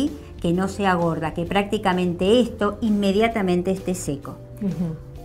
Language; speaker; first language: Spanish; native; Spanish